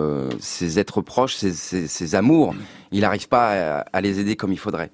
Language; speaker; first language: French; native; French